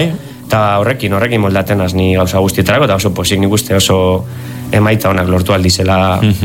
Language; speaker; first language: Basque; native; Basque